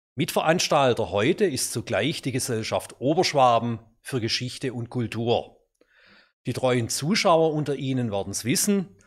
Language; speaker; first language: German; native; German